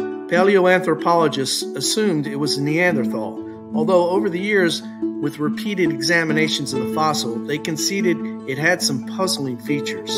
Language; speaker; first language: English; native; English